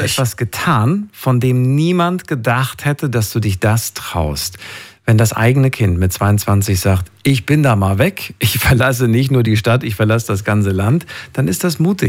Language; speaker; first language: German; native; German